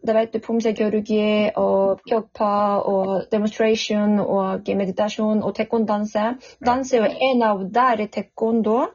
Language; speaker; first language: Norwegian; non-native, fluent; Korean